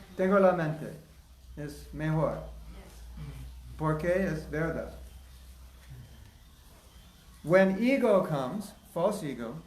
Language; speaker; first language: Spanish; non-native, learner; English